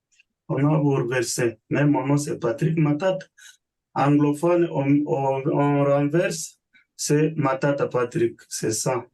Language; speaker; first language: French; non-native, learner; Swahili